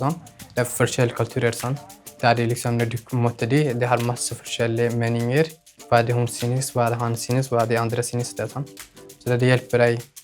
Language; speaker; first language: Norwegian; non-native, learner; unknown